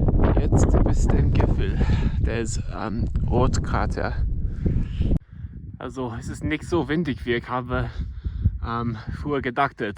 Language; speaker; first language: German; non-native, learner; English